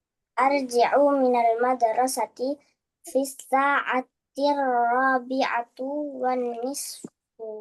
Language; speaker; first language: Arabic; non-native, learner; Indonesian